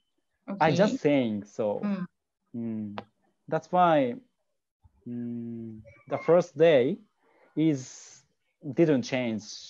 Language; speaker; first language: English; non-native, learner; Japanese